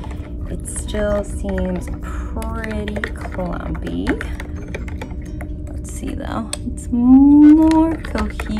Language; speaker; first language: English; native; English